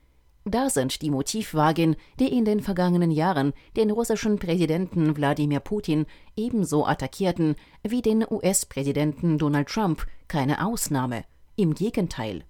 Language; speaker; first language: German; native; German